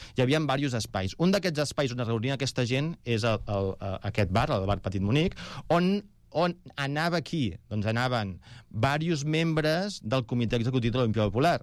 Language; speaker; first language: Catalan; non-native, local second language; Spanish